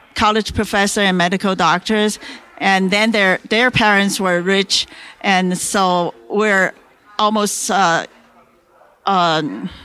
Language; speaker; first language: English; non-native, fluent; Chinese